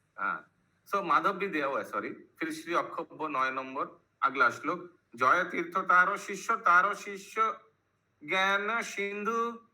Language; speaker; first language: Hindi; non-native, local second language; Bangla